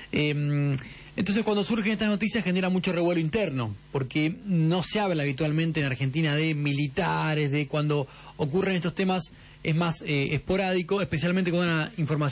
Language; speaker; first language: Spanish; native; Spanish